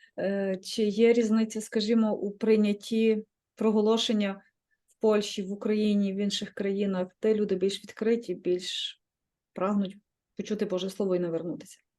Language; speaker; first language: Ukrainian; native; Ukrainian